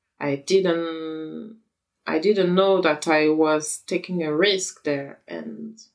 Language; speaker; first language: English; non-native, fluent; French